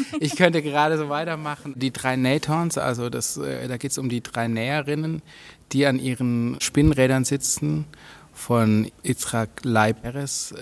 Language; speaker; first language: German; native; German